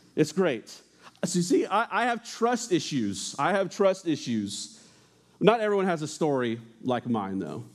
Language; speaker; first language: English; native; English